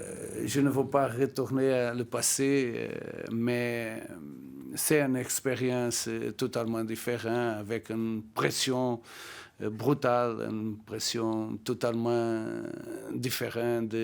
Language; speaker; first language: French; non-native, learner; Portuguese